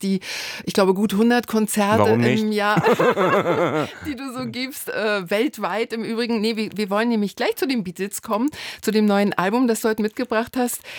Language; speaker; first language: German; native; German